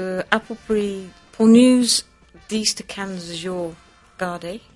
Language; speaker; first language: French; non-native, learner; English